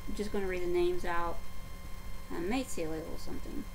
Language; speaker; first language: English; native; English